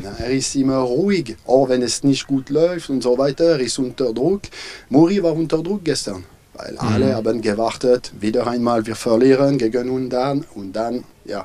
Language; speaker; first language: German; non-native, fluent; French